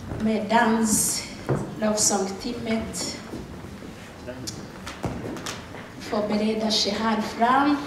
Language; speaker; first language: Swedish; non-native, learner; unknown